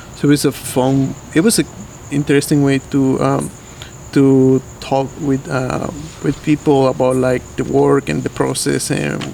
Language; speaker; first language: English; non-native, fluent; Spanish